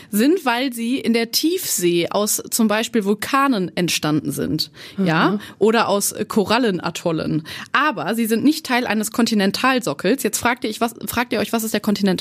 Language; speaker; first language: German; native; German